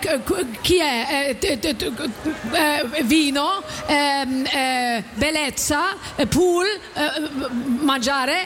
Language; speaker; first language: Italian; non-native, learner; German